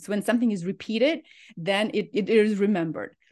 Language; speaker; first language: English; non-native, fluent; Ukrainian